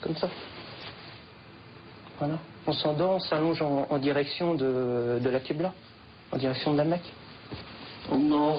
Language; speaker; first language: French; native; French